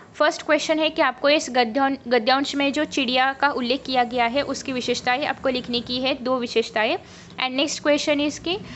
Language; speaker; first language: Hindi; non-native, local second language; Marathi